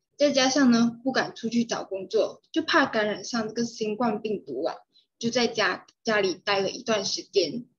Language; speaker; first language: Chinese; native; Chinese